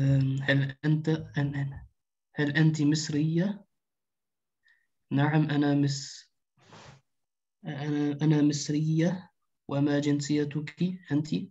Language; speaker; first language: Arabic; non-native, learner; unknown